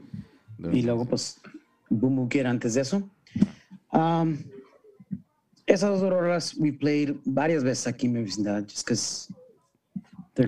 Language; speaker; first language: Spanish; early bilingual, heritage; Spanish